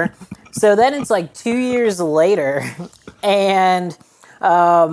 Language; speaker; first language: English; native; English